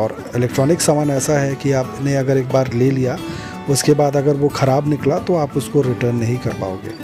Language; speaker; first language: Hindi; native; Hindi